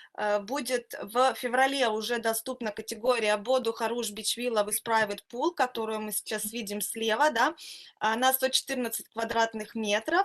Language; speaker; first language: Russian; native; Russian